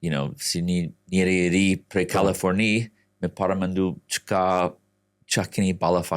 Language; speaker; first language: Albanian; non-native, fluent; English